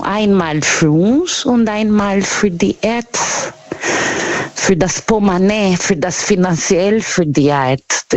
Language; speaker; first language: German; non-native, learner; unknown